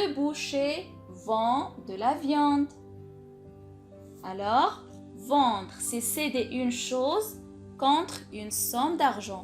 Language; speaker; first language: French; non-native, local second language; Arabic